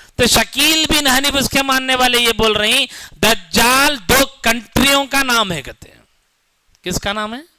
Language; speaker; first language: Urdu; native; Urdu